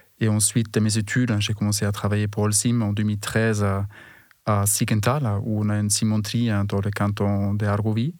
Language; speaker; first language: French; non-native, fluent; German